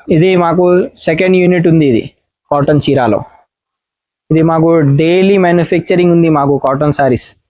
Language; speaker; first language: Telugu; non-native, learner; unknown